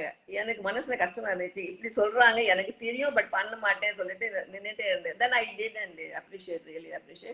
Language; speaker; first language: Tamil; non-native, local second language; Hindi